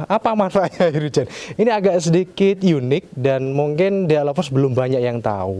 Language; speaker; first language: Indonesian; native; Indonesian